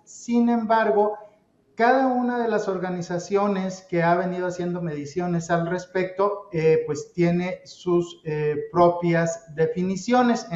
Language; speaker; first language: Spanish; native; Spanish